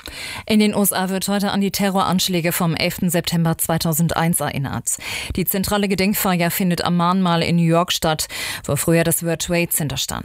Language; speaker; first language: German; native; German